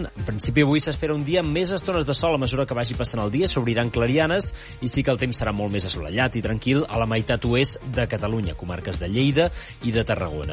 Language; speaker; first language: Catalan; native; Catalan